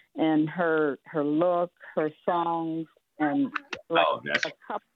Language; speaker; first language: English; native; English